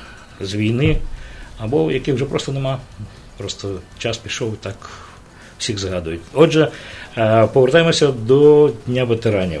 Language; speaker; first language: Ukrainian; native; Ukrainian